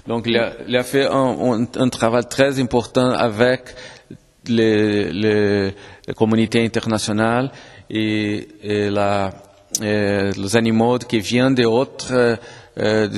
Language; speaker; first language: French; non-native, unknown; Portuguese